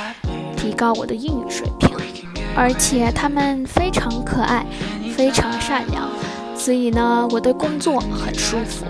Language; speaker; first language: Chinese; non-native, fluent; Vietnamese